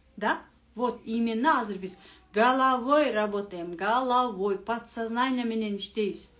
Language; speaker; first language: Russian; non-native, local second language; Kyrgyz